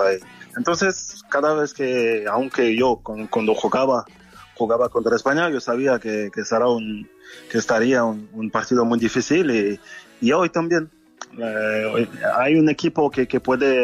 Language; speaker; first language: Spanish; non-native, fluent; French